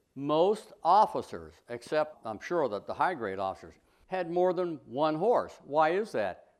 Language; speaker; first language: English; native; English